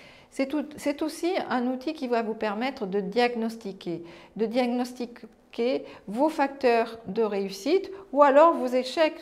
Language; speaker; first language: French; native; French